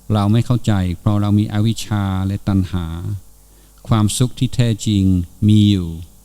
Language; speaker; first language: Thai; non-native, fluent; English